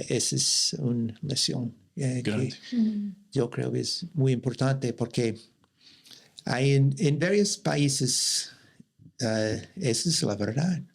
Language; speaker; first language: Spanish; non-native, learner; English